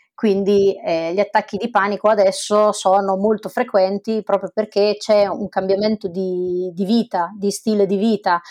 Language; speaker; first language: Italian; native; Italian